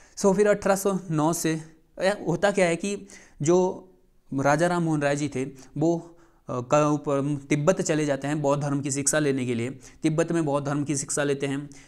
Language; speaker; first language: Hindi; native; Hindi